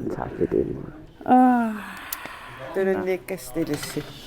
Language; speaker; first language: Danish; non-native, local second language; Kalaallisut